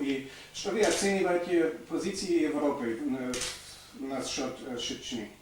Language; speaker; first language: Russian; non-native, learner; German